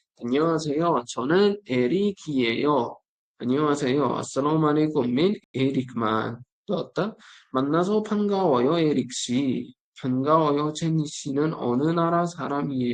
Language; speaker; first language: Korean; non-native, fluent; Uzbek